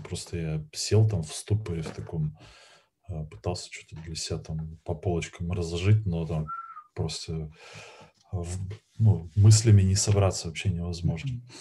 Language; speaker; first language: Russian; native; Russian